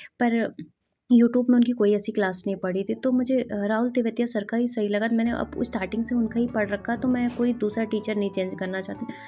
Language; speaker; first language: Hindi; native; Hindi